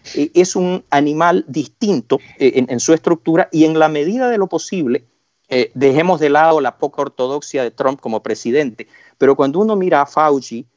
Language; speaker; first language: Spanish; native; Spanish